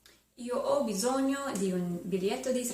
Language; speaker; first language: Italian; non-native, fluent; English